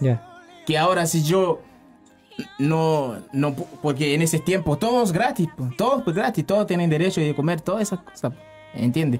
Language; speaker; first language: Spanish; non-native, learner; Haitian Creole